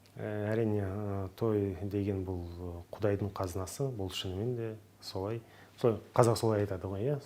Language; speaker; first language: Kazakh; non-native, local second language; Russian